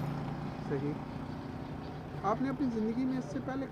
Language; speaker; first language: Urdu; non-native, local second language; Punjabi